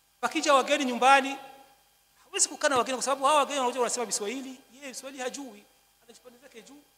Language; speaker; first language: Swahili; native; Swahili